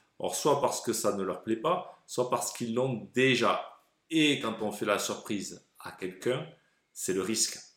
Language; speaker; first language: French; native; French